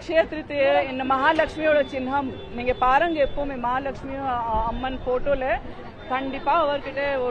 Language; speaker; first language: Tamil; non-native, fluent; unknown